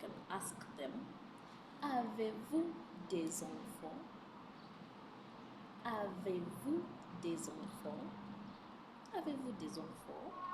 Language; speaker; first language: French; non-native, fluent; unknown